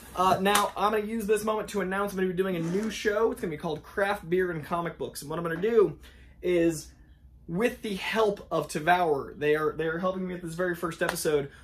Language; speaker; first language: English; native; English